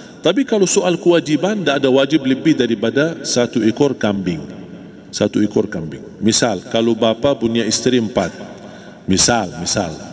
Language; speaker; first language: Malay; non-native, fluent; Arabic